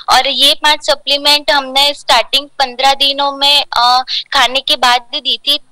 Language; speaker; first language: Hindi; non-native, local second language; Gujarati